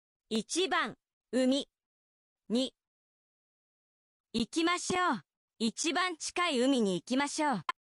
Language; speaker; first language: Japanese; non-native, learner; English